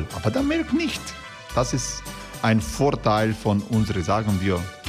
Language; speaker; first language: German; non-native, learner; Croatian